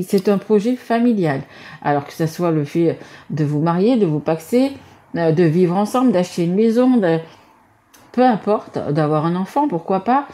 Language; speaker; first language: French; native; French